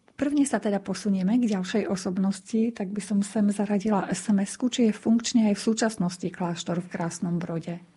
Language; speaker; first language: Slovak; native; Slovak